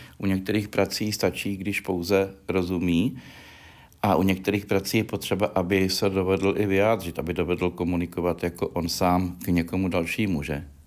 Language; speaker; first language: Czech; native; Czech